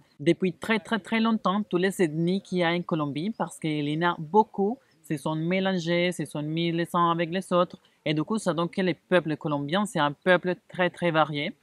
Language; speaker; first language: French; non-native, fluent; Spanish